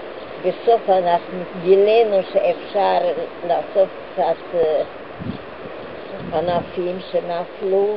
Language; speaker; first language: Hebrew; non-native, fluent; Hungarian